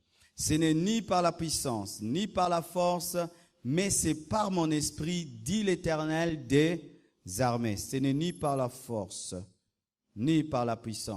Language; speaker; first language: French; non-native, local second language; Lingala